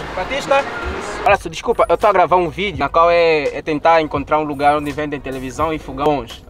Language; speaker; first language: Portuguese; native; Portuguese